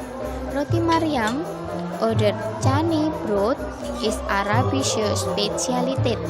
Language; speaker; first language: German; non-native, learner; Indonesian